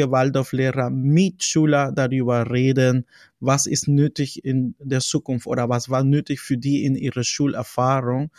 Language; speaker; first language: German; non-native, fluent; Spanish